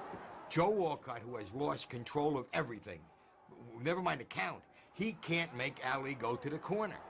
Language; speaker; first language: English; native; English